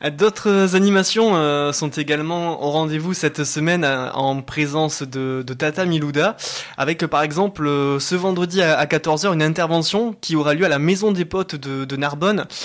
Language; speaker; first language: French; native; French